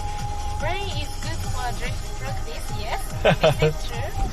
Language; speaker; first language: English; non-native, learner; Japanese